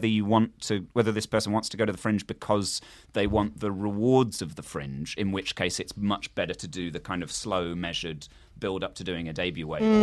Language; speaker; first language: English; native; English